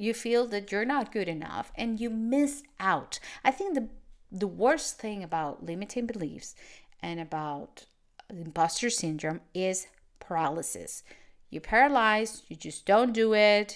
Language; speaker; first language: English; non-native, fluent; Spanish